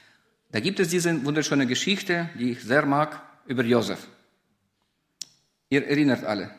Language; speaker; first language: German; non-native, fluent; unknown